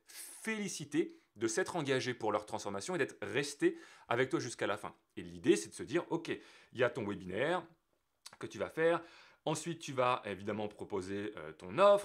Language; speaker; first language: French; native; French